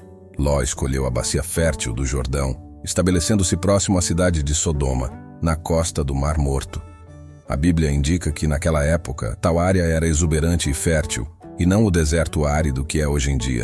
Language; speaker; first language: Portuguese; native; Portuguese